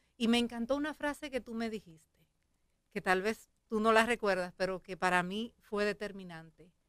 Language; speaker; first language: Spanish; native; Spanish